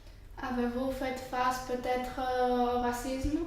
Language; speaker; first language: French; non-native, learner; Greek